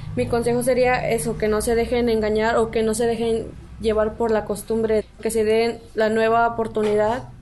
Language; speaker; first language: Spanish; native; Spanish